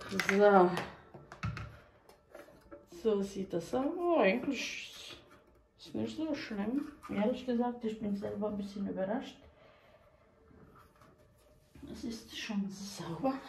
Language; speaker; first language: German; non-native, fluent; Croatian